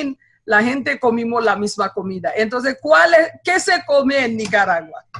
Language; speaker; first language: Spanish; non-native, fluent; Haitian Creole